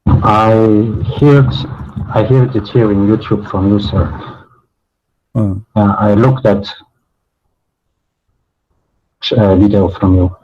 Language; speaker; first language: English; non-native, learner; Bosnian